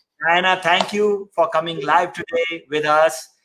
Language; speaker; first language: English; non-native, local second language; Hindi